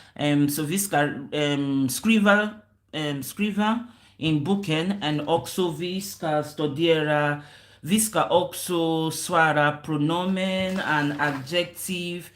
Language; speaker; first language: Swedish; non-native, learner; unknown